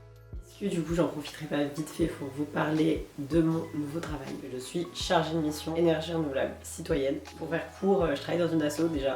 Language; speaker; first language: French; native; French